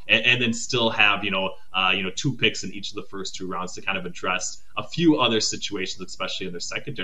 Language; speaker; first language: English; native; English